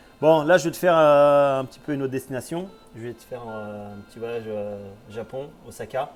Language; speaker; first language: French; native; French